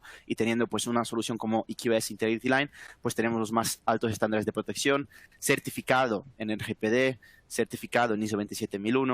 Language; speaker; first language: Spanish; native; Spanish